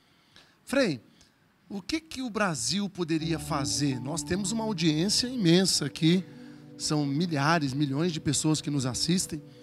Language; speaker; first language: Portuguese; native; Portuguese